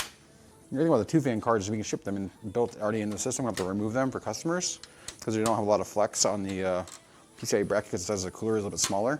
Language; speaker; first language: English; native; English